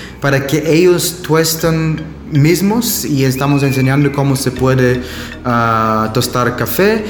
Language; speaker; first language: Spanish; non-native, learner; German